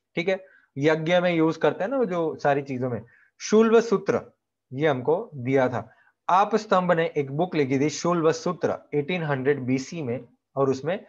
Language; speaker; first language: Hindi; non-native, local second language; Gujarati